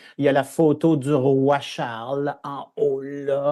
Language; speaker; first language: French; native; French